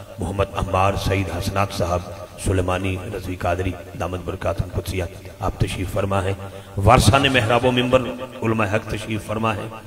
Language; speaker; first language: Urdu; non-native, local second language; Punjabi